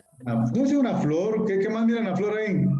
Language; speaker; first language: Spanish; native; Spanish